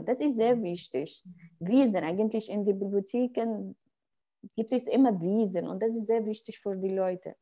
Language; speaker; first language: German; non-native, learner; Arabic